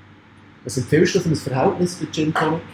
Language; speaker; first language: German; native; German